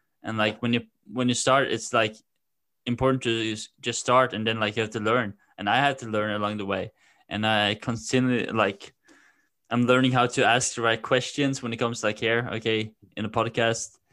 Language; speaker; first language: English; non-native, fluent; Norwegian